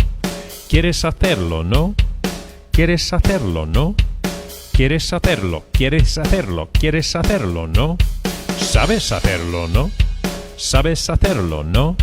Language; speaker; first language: Spanish; non-native, fluent; English